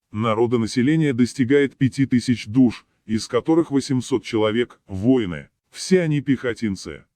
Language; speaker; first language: Russian; non-native, local second language; Chechen